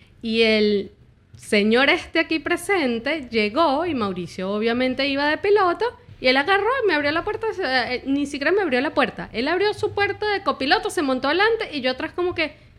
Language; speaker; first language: Spanish; native; Spanish